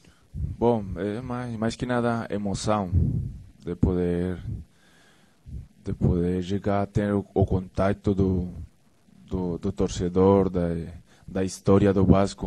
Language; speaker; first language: Portuguese; non-native, fluent; Spanish